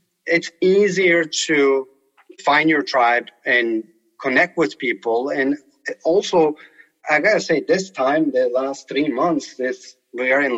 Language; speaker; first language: English; non-native, fluent; Turkish